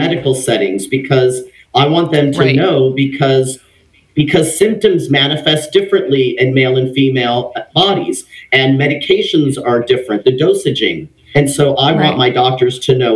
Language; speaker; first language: English; native; English